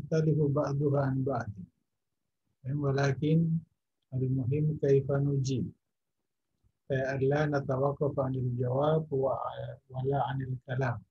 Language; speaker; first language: Arabic; non-native, fluent; Indonesian